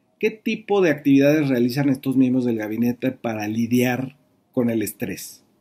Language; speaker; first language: Spanish; native; Spanish